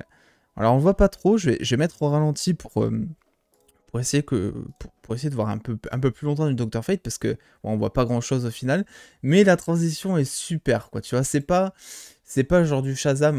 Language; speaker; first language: French; native; French